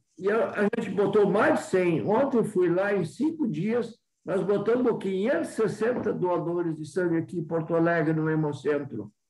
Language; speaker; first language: Portuguese; native; Portuguese